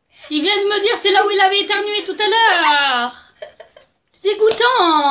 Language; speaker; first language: French; native; French